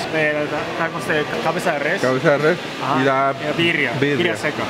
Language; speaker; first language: Spanish; non-native, fluent; Japanese